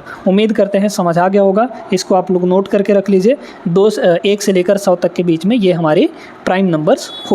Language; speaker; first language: Hindi; native; Hindi